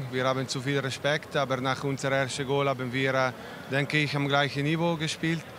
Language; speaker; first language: German; non-native, local second language; Italian